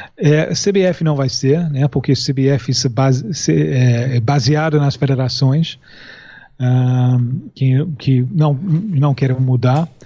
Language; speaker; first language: Portuguese; non-native, fluent; English